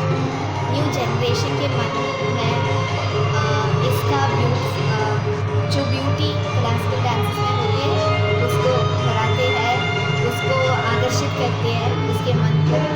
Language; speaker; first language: Hindi; non-native, local second language; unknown